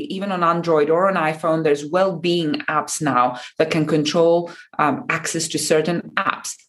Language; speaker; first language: English; non-native, fluent; Japanese